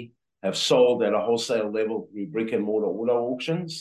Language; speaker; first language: English; native; English